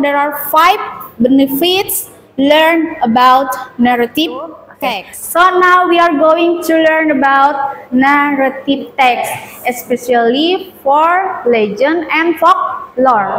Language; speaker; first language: English; non-native, learner; Indonesian